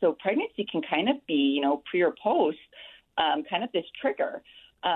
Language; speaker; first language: English; native; English